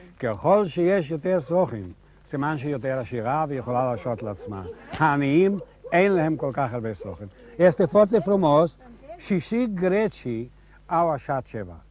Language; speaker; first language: Hebrew; non-native, fluent; Yiddish